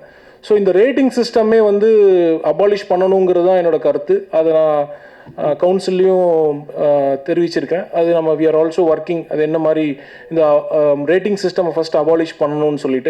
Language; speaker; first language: Tamil; native; Tamil